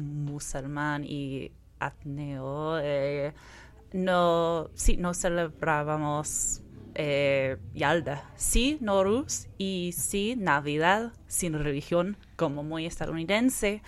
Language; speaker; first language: Spanish; non-native, fluent; English